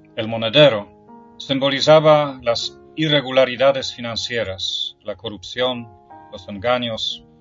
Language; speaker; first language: Spanish; non-native, fluent; Polish